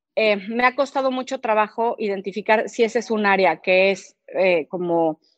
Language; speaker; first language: Spanish; native; Spanish